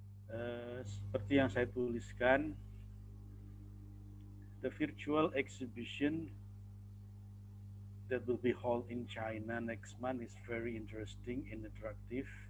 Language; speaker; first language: English; non-native, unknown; Indonesian